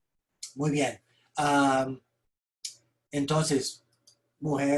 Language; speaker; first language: Spanish; non-native, fluent; English